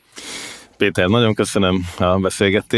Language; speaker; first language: Hungarian; native; Hungarian